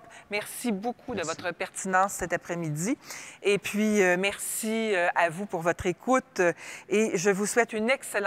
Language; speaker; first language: French; native; French